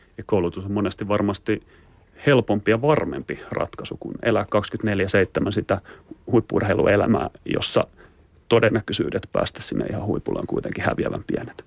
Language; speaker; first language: Finnish; native; Finnish